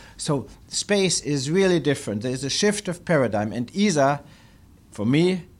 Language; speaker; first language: English; non-native, fluent; German